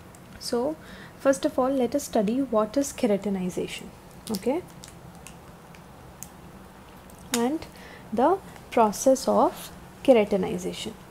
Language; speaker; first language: English; non-native, local second language; Hindi